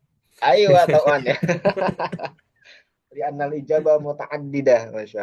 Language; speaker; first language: Arabic; non-native, fluent; Indonesian